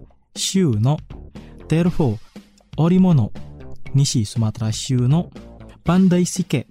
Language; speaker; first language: Japanese; non-native, fluent; Indonesian